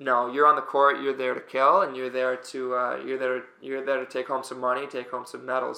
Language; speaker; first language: English; native; English